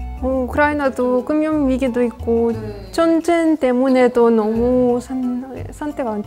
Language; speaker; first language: Korean; non-native, fluent; Ukrainian